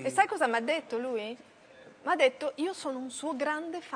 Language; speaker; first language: Italian; native; Italian